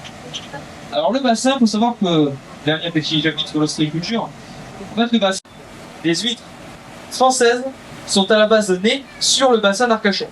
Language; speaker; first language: French; native; French